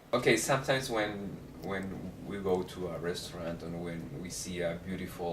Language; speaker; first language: English; non-native, fluent; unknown